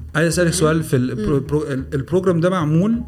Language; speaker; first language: Arabic; native; Arabic